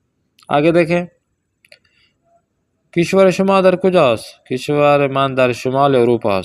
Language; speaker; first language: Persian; non-native, fluent; Urdu